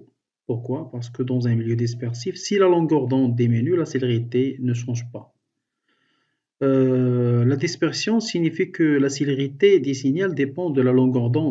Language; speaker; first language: French; non-native, local second language; Arabic